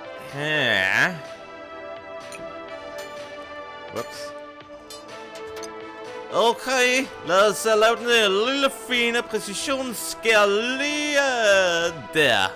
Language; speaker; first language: Danish; native; Danish